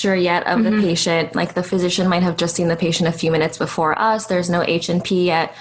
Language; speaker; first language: English; native; English